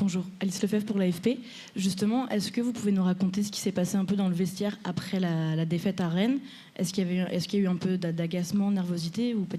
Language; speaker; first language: French; native; French